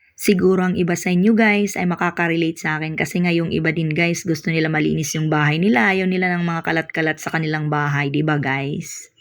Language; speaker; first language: Filipino; non-native, local second language; Waray